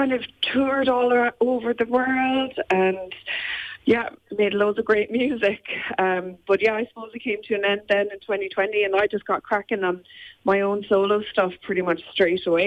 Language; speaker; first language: English; native; English